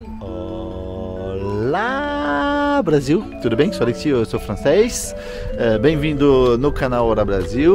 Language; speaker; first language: Portuguese; non-native, fluent; French